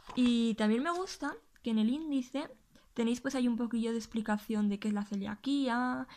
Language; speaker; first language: Spanish; native; Spanish